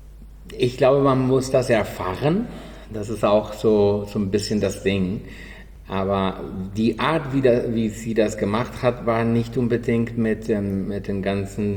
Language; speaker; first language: German; non-native, learner; Spanish